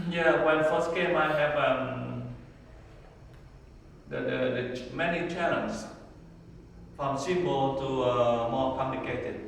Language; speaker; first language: English; non-native, learner; Vietnamese